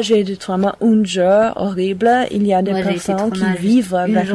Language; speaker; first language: French; non-native, learner; English